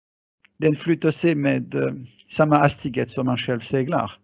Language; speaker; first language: Swedish; non-native, fluent; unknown